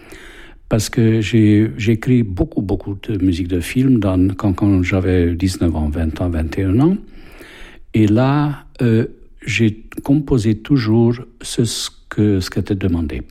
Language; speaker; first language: French; non-native, fluent; Hungarian